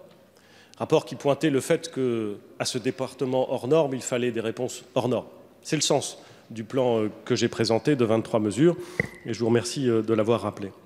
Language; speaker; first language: French; native; French